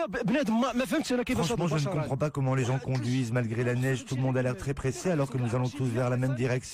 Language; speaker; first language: French; non-native, local second language; Arabic